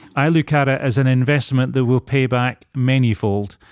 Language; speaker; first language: English; native; English